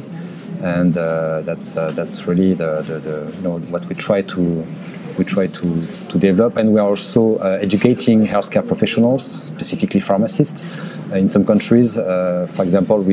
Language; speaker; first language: English; non-native, fluent; French